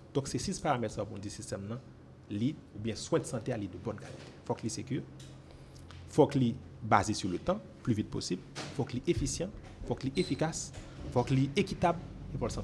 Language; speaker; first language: French; non-native, local second language; Haitian Creole